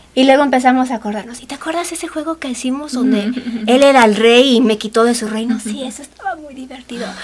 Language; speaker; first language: Spanish; native; Spanish